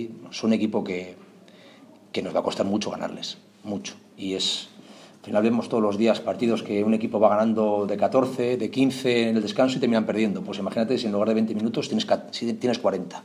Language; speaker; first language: Spanish; native; Spanish